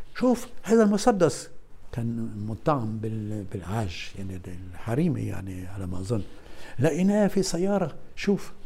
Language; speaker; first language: Arabic; non-native, fluent; German